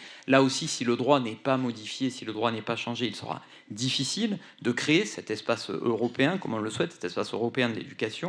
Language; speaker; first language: French; native; French